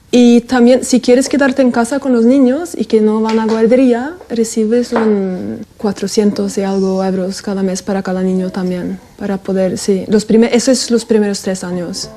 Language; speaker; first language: Spanish; non-native, fluent; Norwegian